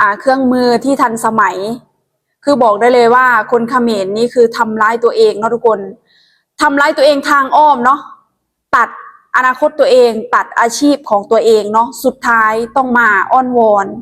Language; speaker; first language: Thai; non-native, local second language; Lao